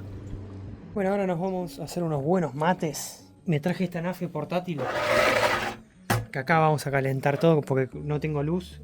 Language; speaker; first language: Spanish; native; Spanish